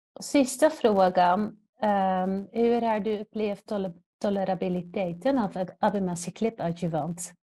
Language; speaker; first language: Swedish; non-native, fluent; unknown